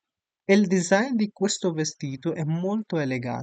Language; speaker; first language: Italian; non-native, fluent; Urdu